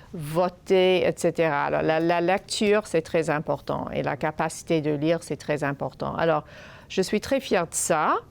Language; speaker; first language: French; non-native, fluent; English